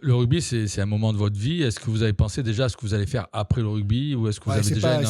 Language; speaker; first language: French; native; French